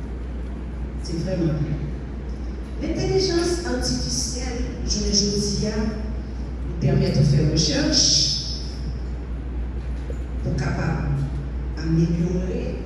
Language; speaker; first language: French; non-native, local second language; Haitian Creole